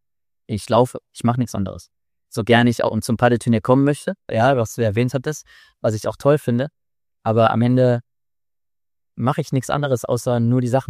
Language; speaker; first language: German; native; German